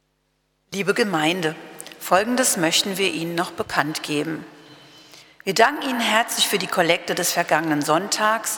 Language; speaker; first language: German; native; German